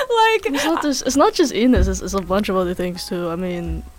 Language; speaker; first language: English; early bilingual, other home language; Filipino